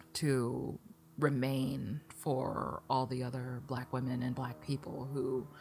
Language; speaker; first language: English; native; English